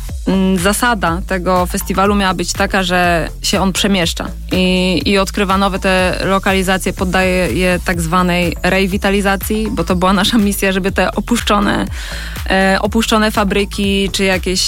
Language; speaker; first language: Polish; native; Polish